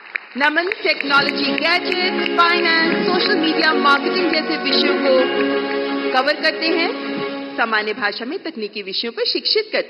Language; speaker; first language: Hindi; native; Hindi